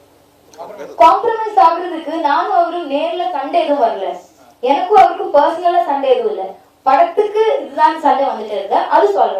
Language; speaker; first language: Tamil; non-native, learner; Malayalam